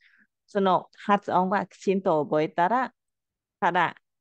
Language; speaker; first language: Japanese; non-native, fluent; Khmer